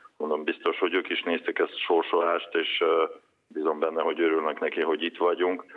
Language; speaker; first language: Hungarian; non-native, fluent; Russian